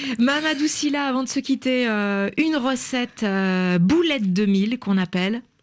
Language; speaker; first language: French; native; French